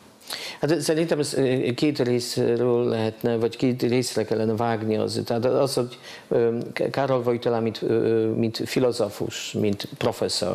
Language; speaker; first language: Hungarian; non-native, fluent; Polish